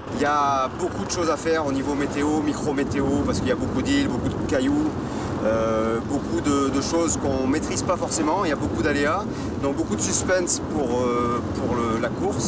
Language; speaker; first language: French; native; French